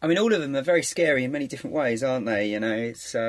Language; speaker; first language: English; native; English